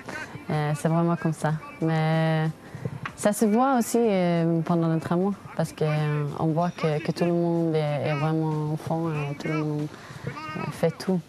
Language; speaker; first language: French; non-native, fluent; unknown